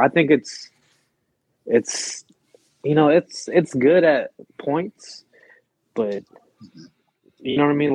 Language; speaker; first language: English; early bilingual, other home language; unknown